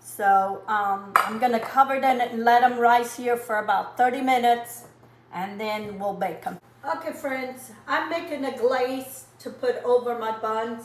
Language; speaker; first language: English; non-native, fluent; Portuguese